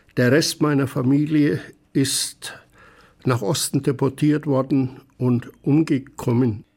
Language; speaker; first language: German; native; German